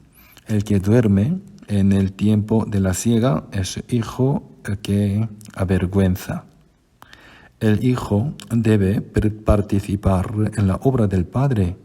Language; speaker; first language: Spanish; non-native, fluent; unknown